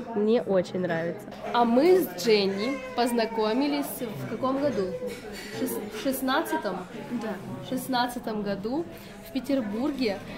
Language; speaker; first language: Russian; native; Russian